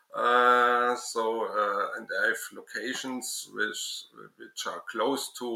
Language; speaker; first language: English; non-native, learner; German